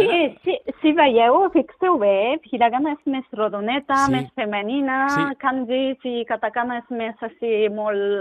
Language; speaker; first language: Catalan; non-native, learner; Japanese